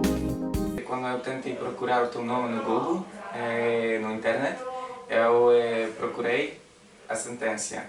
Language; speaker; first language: Portuguese; non-native, learner; Polish